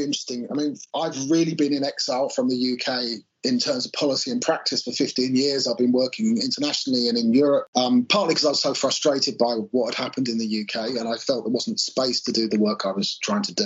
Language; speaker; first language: English; native; English